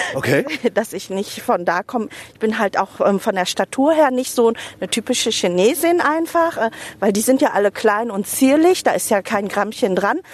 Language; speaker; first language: German; native; German